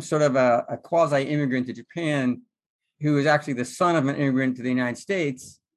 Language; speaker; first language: English; native; English